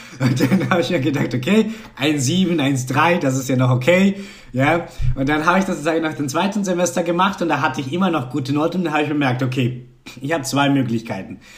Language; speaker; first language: German; non-native, fluent; Spanish